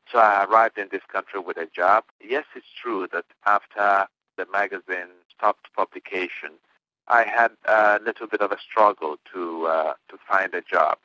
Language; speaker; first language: English; non-native, local second language; Igbo